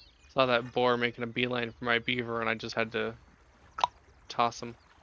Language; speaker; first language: English; native; English